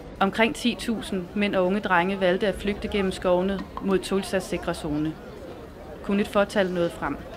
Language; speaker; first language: Danish; native; Danish